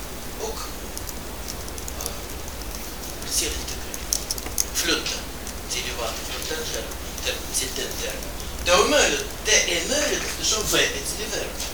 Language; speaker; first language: Swedish; non-native, fluent; Russian